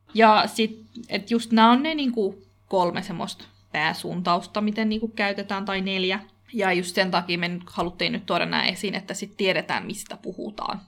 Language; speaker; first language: Finnish; early bilingual, other home language; Kurdish